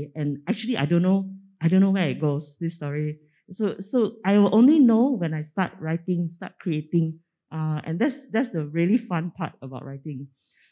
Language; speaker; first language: English; non-native, local second language; Min Nan Chinese